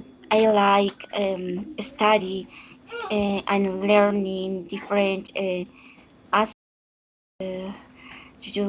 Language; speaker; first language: English; non-native, learner; Spanish